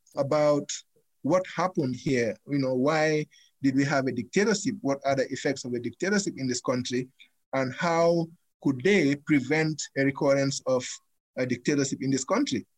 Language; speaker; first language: English; non-native, local second language; Fula